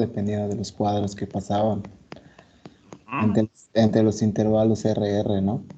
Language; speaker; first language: Spanish; native; Spanish